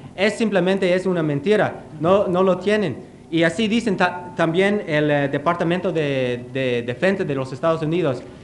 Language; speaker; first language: Spanish; non-native, fluent; English